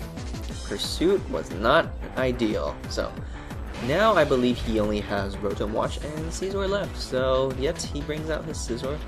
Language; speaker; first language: English; native; English